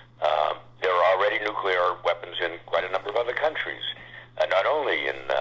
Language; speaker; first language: English; native; English